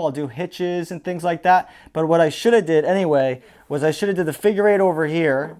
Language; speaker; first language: English; native; English